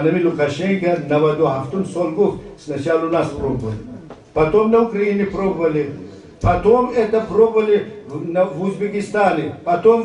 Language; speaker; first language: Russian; non-native, local second language; Tajik